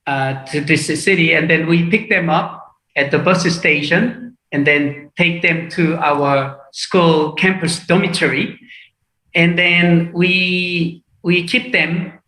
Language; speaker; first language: English; non-native, fluent; Korean